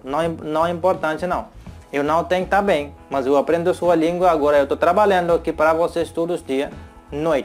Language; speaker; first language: Portuguese; non-native, learner; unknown